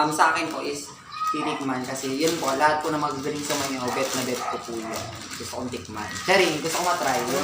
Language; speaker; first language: Filipino; non-native, local second language; Cebuano